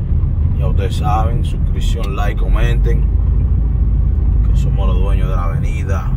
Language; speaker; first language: Spanish; native; Spanish